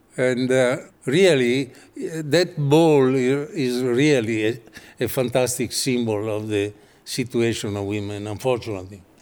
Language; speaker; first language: English; non-native, fluent; Italian